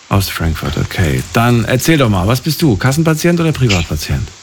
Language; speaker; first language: German; native; German